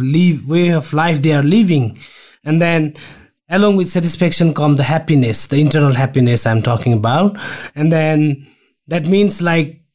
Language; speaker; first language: English; non-native, local second language; Nepali